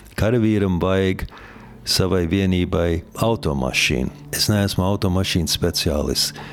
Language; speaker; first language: Latvian; early bilingual, heritage; Latvian